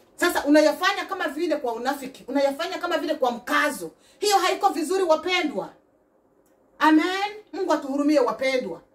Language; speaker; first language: Swahili; native; Swahili